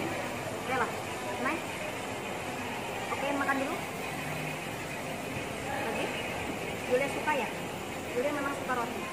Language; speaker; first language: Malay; non-native, local second language; Sundanese